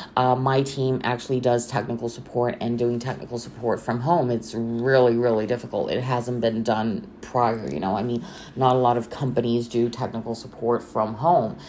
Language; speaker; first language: English; non-native, fluent; Romanian